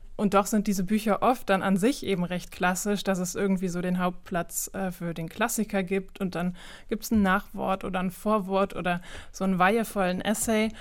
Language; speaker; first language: German; native; German